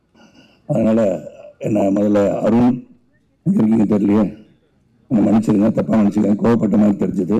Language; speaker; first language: Tamil; native; Tamil